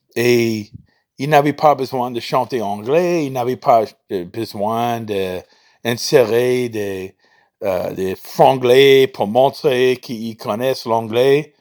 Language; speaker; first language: French; non-native, fluent; English